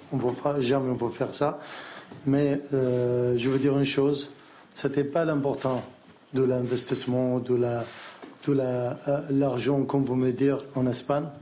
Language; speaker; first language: French; non-native, learner; Arabic